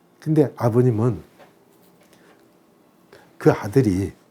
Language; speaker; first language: Korean; native; Korean